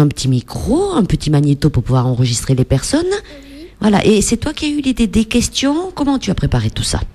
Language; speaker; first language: French; native; French